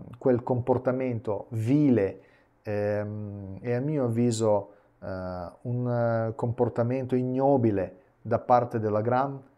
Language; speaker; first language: Italian; non-native, fluent; Russian